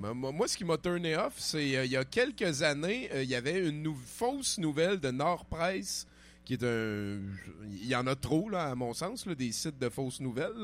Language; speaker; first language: French; native; French